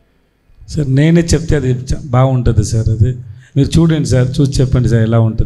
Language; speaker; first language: Telugu; non-native, learner; Tamil